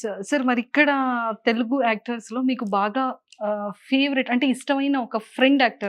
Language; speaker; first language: Telugu; native; Telugu